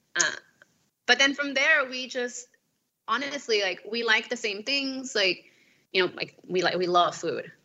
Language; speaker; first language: English; non-native, fluent; Spanish